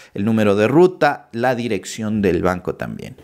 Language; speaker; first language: Spanish; native; Spanish